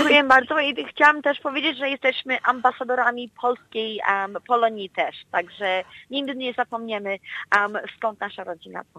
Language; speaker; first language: Polish; early bilingual, heritage; Polish